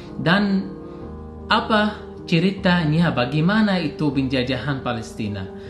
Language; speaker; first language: Indonesian; non-native, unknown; Arabic